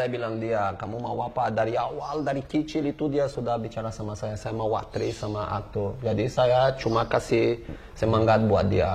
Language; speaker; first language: Indonesian; non-native, fluent; Portuguese